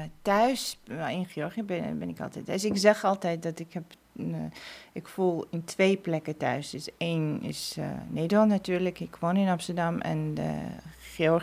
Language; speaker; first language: Dutch; non-native, fluent; Georgian